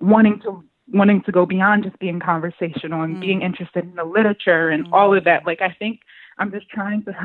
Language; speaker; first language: English; native; English